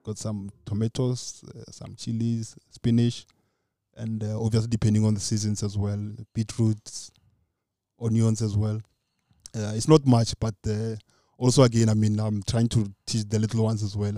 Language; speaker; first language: English; non-native, local second language; Northern Sotho